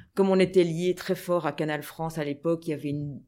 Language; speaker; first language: French; native; French